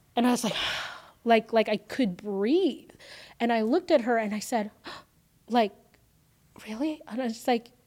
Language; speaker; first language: English; early bilingual, other home language; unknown